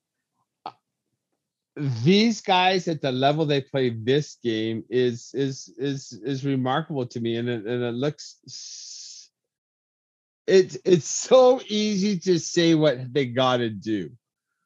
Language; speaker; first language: English; native; English